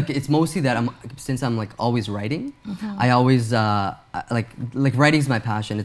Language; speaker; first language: English; early bilingual, other home language; Urdu